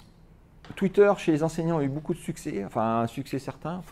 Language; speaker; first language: French; native; French